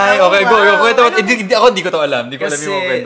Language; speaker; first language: Filipino; native; Filipino